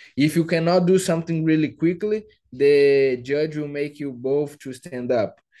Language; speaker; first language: English; non-native, fluent; Portuguese